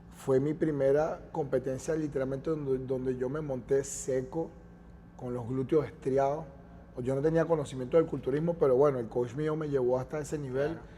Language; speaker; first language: Spanish; native; Spanish